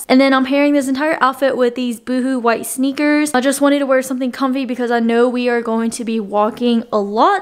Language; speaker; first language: English; native; English